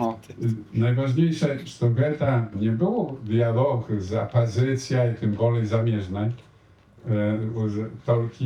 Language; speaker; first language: Polish; non-native, learner; Belarusian